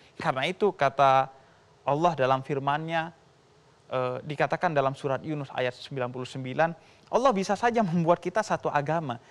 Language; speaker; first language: Indonesian; native; Indonesian